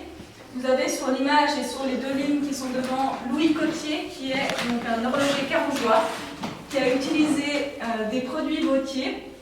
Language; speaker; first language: French; native; French